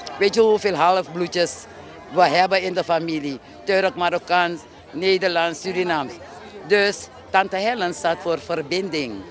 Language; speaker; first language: Dutch; native; Dutch